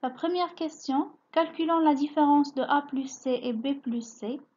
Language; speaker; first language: French; non-native, local second language; Arabic